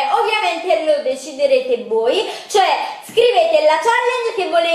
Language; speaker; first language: Italian; native; Italian